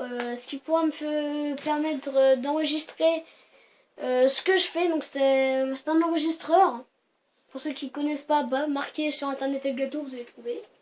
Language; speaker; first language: French; native; French